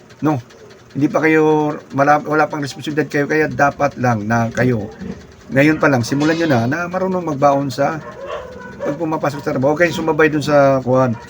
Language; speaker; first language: Filipino; non-native, local second language; Cebuano